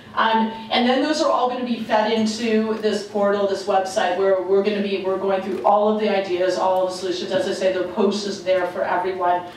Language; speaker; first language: English; native; English